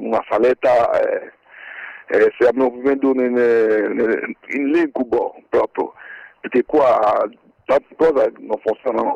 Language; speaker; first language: Italian; non-native, fluent; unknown